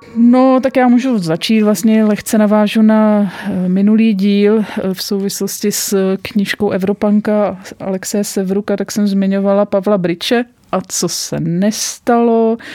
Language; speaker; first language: Czech; native; Czech